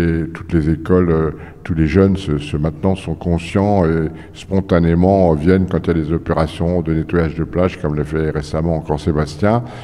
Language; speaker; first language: French; native; French